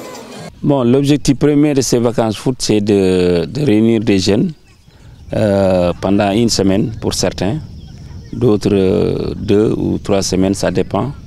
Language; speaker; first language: French; non-native, local second language; Wolof